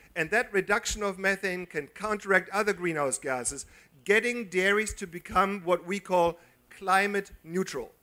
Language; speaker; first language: English; non-native, fluent; German